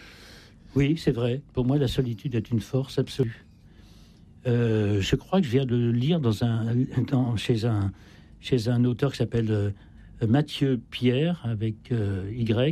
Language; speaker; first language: French; native; French